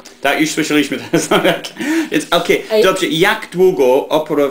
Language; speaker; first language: Polish; non-native, learner; English